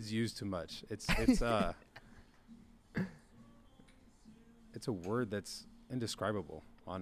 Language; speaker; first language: English; native; English